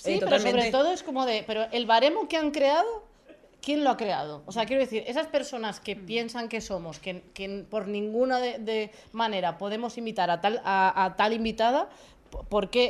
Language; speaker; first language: Spanish; native; Spanish